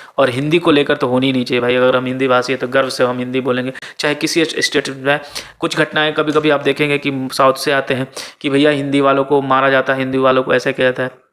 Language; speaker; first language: Hindi; native; Hindi